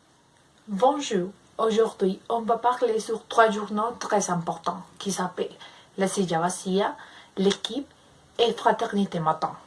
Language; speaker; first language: French; non-native, learner; Spanish